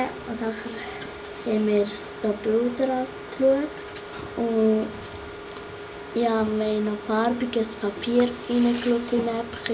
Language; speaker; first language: German; early bilingual, other home language; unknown